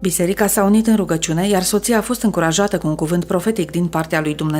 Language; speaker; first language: Romanian; native; Romanian